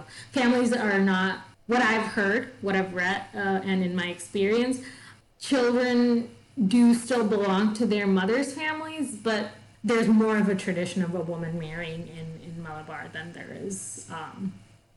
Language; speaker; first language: English; non-native, local second language; Malayalam